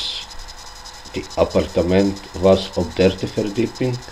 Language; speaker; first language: Dutch; non-native, local second language; Albanian